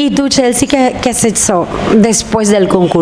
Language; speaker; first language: Spanish; non-native, fluent; Filipino